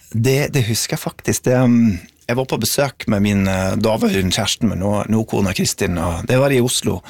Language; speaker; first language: Norwegian; non-native, fluent; English